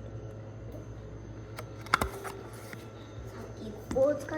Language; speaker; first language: Japanese; native; Japanese